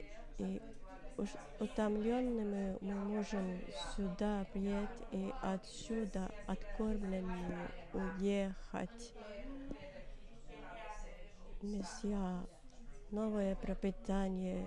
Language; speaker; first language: Russian; non-native, learner; Finnish